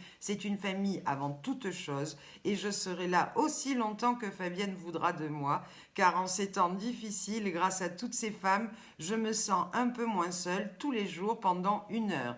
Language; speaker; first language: French; native; French